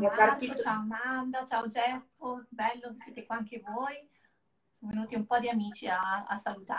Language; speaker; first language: Italian; native; Italian